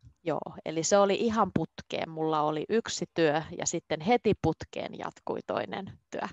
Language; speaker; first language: Finnish; native; Finnish